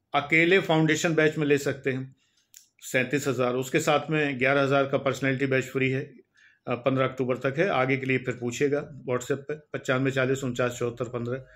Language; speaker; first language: Hindi; native; Hindi